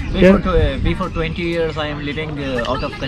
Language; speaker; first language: English; non-native, learner; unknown